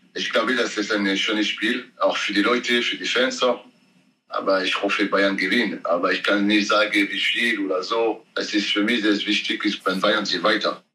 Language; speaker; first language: German; non-native, learner; French